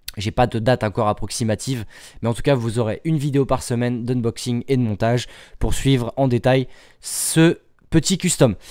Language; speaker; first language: French; native; French